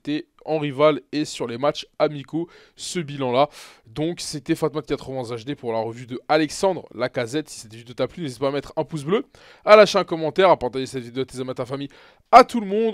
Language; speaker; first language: French; native; French